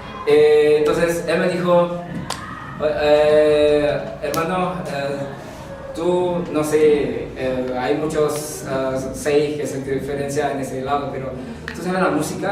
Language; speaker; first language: Spanish; non-native, fluent; Javanese